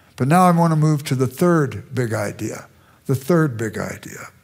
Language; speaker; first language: English; native; English